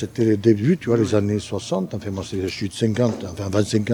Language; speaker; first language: French; native; French